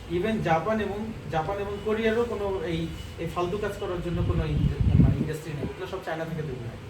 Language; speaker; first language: Bangla; native; Bangla